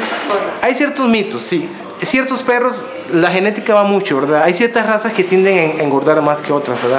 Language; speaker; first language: Spanish; native; Spanish